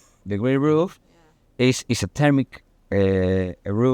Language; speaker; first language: English; non-native, learner; Spanish